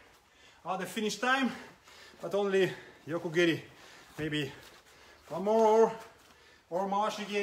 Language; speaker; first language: English; non-native, learner; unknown